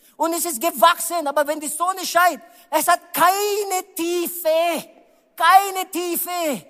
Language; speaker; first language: German; non-native, learner; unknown